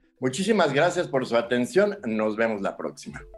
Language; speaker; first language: Spanish; native; Spanish